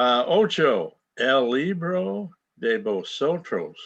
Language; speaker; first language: Spanish; non-native, learner; English